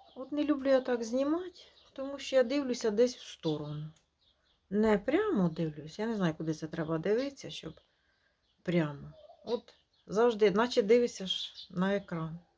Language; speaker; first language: Ukrainian; native; Ukrainian